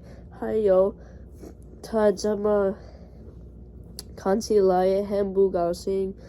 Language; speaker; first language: Chinese; non-native, learner; English